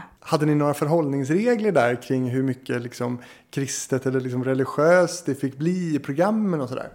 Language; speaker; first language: Swedish; native; Swedish